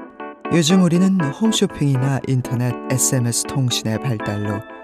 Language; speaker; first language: Korean; native; Korean